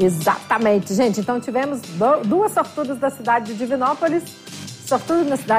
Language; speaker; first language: Portuguese; native; Portuguese